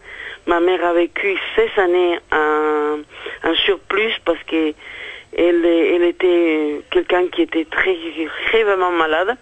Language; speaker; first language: French; non-native, fluent; Spanish